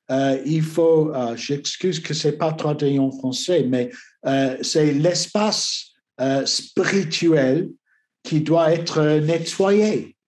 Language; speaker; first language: French; non-native, learner; English